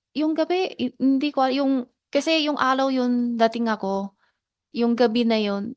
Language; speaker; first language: Filipino; non-native, learner; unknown